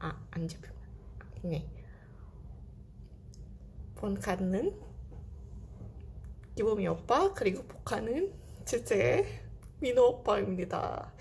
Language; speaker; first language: Korean; non-native, fluent; Indonesian